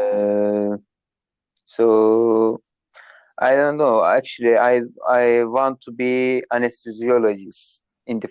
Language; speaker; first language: English; non-native, learner; Turkish